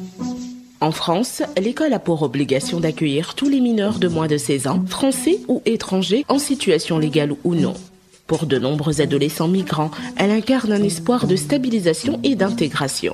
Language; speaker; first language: French; native; French